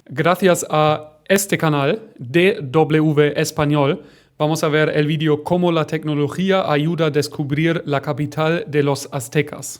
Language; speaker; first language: Spanish; non-native, fluent; German